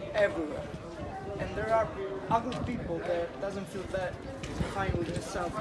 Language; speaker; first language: English; non-native, fluent; Italian